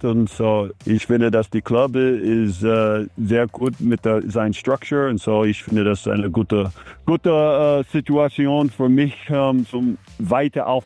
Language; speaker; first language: German; non-native, learner; English